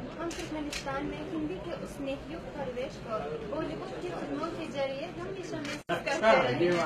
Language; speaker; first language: Hindi; non-native, learner; Turkmen